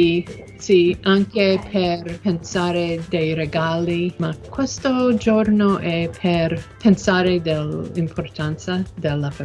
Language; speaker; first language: Italian; non-native, learner; English